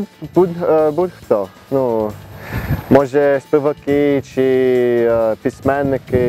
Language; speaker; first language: Ukrainian; early bilingual, heritage; Ukrainian